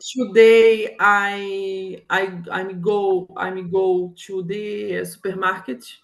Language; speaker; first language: English; non-native, learner; Portuguese